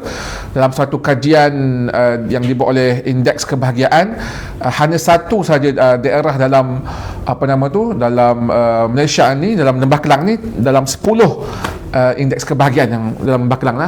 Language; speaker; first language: Malay; native; Malay